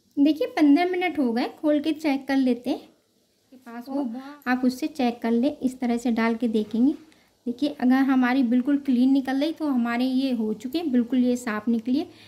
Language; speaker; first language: Hindi; native; Hindi